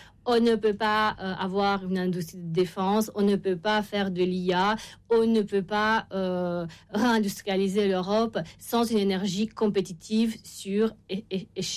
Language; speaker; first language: French; non-native, fluent; Romanian